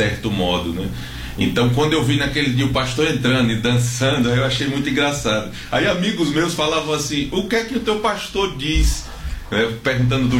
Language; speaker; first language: Portuguese; native; Portuguese